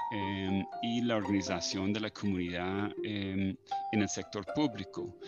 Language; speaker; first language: Spanish; non-native, fluent; English